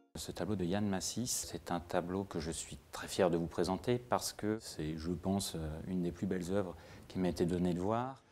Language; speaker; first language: French; native; French